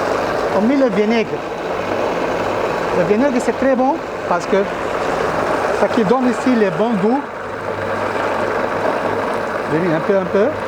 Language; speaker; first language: French; non-native, learner; Arabic